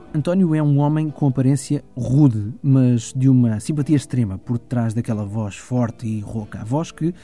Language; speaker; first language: Portuguese; early bilingual, heritage; German